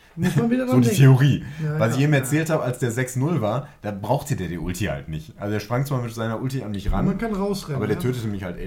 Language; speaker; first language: German; native; German